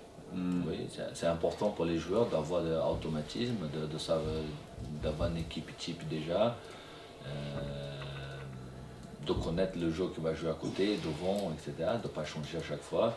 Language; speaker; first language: French; non-native, fluent; Portuguese